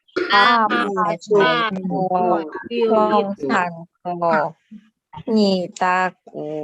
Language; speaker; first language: Chinese; non-native, learner; Indonesian